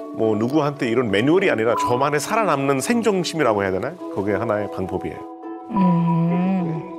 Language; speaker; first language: Korean; non-native, fluent; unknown